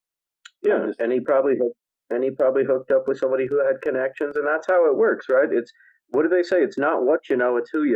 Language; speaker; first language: English; native; English